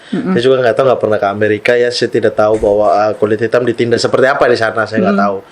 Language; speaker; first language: Indonesian; native; Indonesian